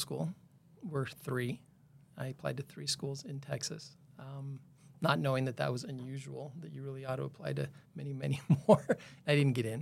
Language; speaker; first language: English; native; English